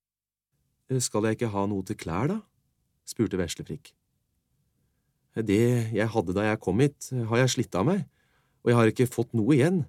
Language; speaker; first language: Norwegian; native; Norwegian